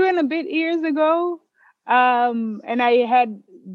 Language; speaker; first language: English; non-native, fluent; Portuguese